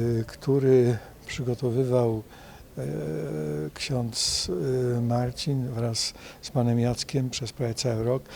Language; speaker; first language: Polish; native; Polish